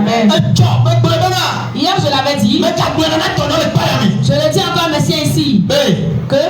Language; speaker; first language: French; non-native, local second language; Ewe